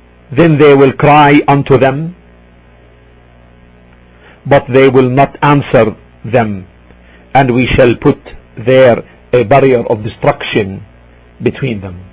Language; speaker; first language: English; non-native, fluent; Arabic